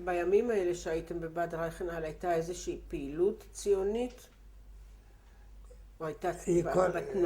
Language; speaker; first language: Hebrew; native; Hebrew